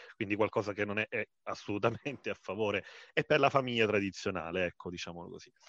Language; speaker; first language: Italian; native; Italian